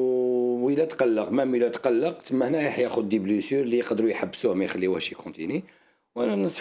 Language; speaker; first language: Arabic; native; Arabic